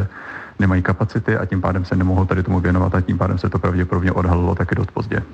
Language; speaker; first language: Czech; native; Czech